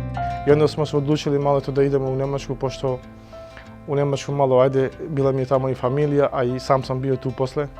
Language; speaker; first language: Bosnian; non-native, local second language; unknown